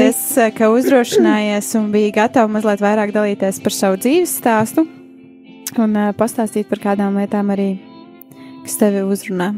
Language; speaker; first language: Latvian; native; Latvian